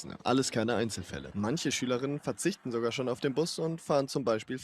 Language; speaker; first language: German; native; German